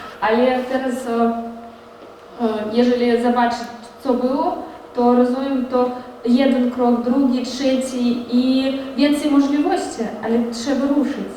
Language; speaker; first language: Polish; non-native, learner; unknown